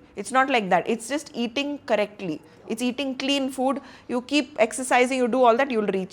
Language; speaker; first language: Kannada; non-native, local second language; Hindi